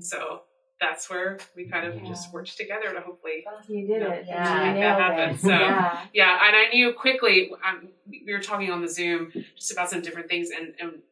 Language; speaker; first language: English; native; English